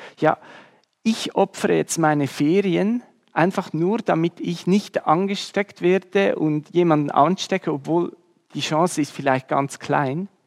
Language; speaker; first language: German; native; German